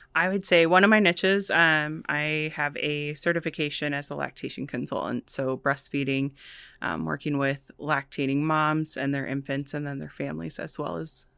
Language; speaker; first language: English; native; English